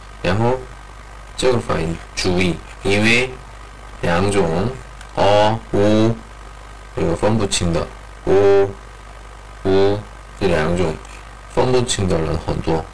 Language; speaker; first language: Chinese; non-native, learner; Korean